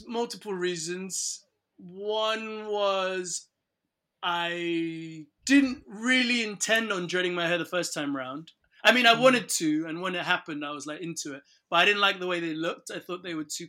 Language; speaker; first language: English; non-native, local second language; Yoruba